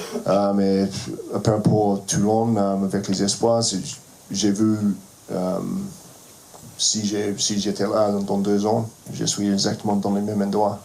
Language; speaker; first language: French; non-native, fluent; English